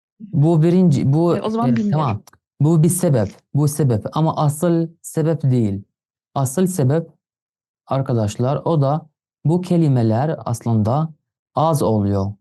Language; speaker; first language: Turkish; non-native, fluent; Arabic